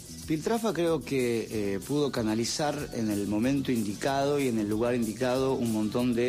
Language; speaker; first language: Spanish; native; Spanish